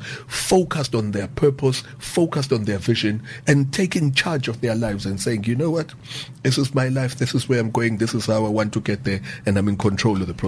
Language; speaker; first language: English; non-native, local second language; Zulu